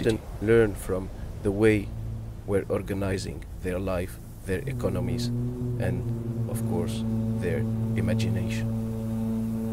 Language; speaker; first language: English; non-native, fluent; Arabic